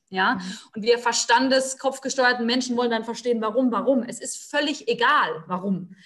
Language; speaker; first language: German; native; German